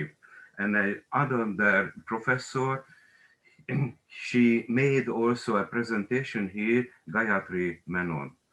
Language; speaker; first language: English; non-native, learner; Hungarian